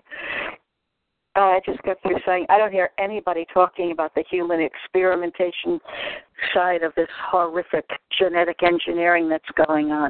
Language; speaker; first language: English; native; English